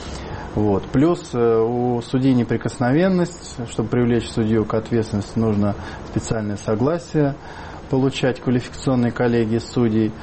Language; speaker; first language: Russian; native; Russian